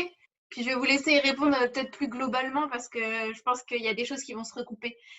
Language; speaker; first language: French; native; French